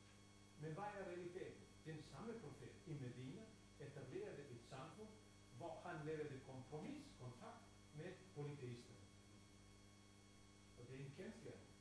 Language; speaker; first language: Danish; non-native, fluent; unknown